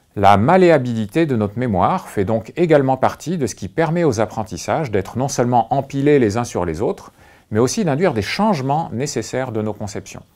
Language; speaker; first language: French; native; French